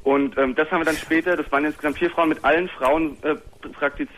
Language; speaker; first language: German; native; German